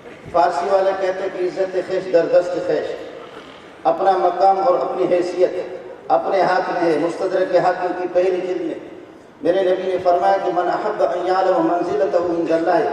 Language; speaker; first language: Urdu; non-native, local second language; Brahui